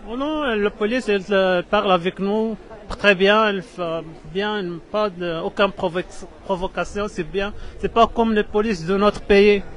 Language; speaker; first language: French; non-native, learner; Arabic